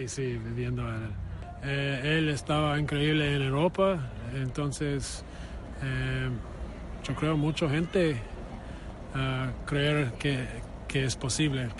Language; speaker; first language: Spanish; non-native, learner; English